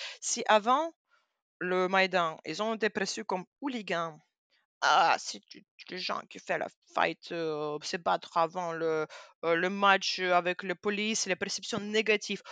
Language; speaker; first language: French; non-native, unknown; Russian